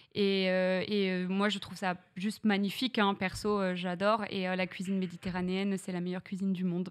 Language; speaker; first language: French; native; French